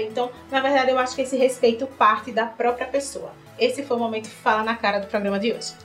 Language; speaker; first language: Portuguese; native; Portuguese